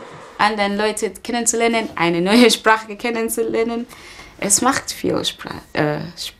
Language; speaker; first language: German; non-native, learner; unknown